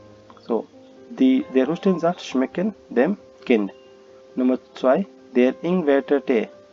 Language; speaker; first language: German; non-native, fluent; Hindi